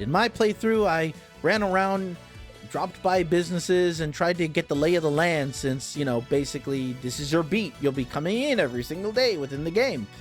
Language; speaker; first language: English; native; English